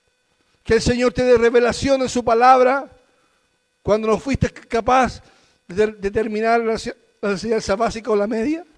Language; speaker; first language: Spanish; native; Spanish